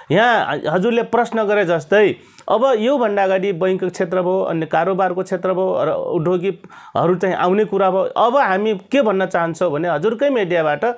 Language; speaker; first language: Nepali; non-native, local second language; Rana Tharu